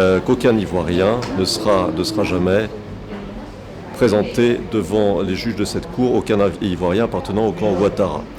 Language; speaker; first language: French; native; French